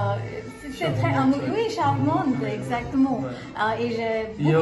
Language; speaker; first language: French; non-native, learner; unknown